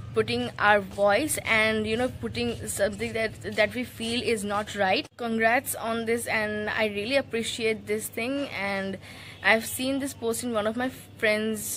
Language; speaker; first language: English; non-native, local second language; Bangla